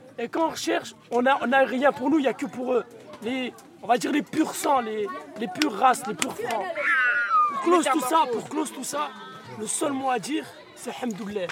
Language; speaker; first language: French; non-native, local second language; Arabic